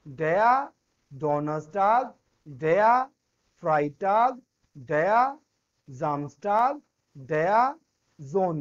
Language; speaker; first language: German; non-native, fluent; Hindi